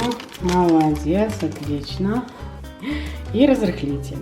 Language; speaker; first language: Russian; native; Russian